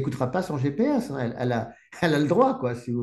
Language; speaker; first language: French; native; French